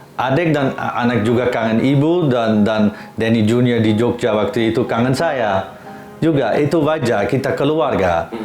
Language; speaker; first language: Indonesian; non-native, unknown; Dutch